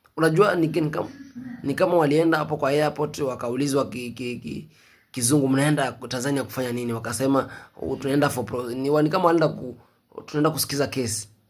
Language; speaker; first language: Swahili; native; Swahili